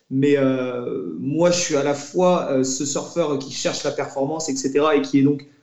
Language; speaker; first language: French; native; French